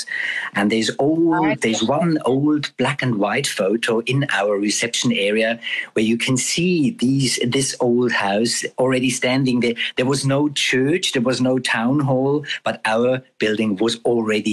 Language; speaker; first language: English; non-native, fluent; German